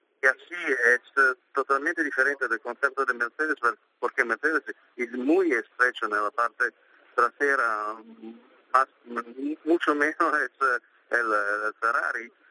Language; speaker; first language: Spanish; non-native, learner; Italian